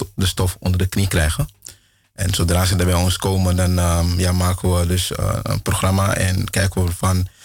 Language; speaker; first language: Dutch; early bilingual, other home language; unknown